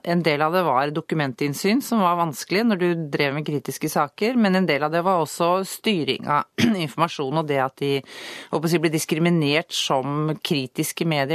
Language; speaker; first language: Norwegian; native; Norwegian